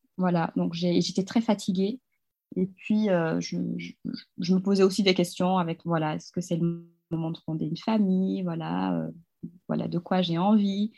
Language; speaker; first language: French; non-native, local second language; Fula